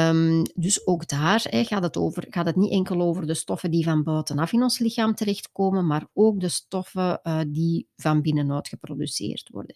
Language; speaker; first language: Dutch; native; Dutch